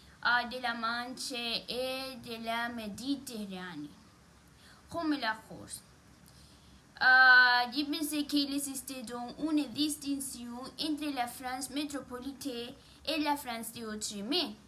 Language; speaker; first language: French; non-native, learner; Spanish